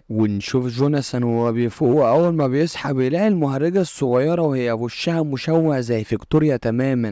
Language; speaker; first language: Arabic; native; Arabic